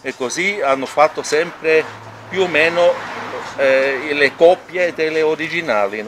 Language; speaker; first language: Italian; non-native, local second language; German